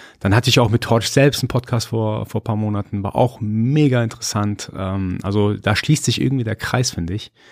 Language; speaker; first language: German; early bilingual, other home language; Persian